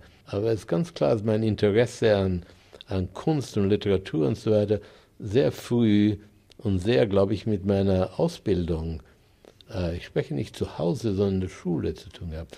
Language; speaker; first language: German; native; German